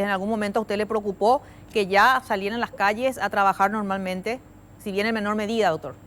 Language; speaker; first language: Spanish; native; Spanish